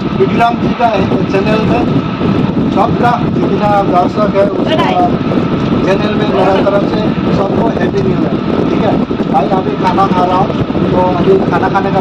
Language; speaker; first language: Hindi; non-native, local second language; Tamil